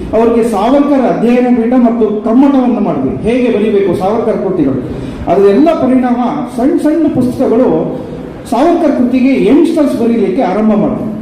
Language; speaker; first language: Kannada; native; Kannada